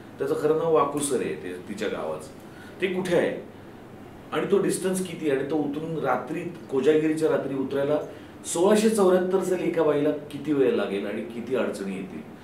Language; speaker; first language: Marathi; native; Marathi